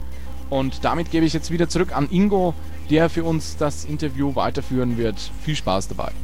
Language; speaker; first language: German; native; German